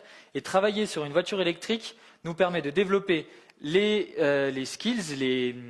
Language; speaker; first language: French; native; French